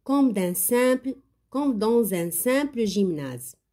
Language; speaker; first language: French; non-native, local second language; Arabic